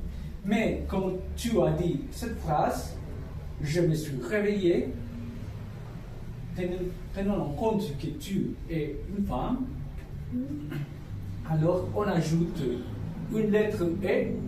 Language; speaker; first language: French; non-native, fluent; Spanish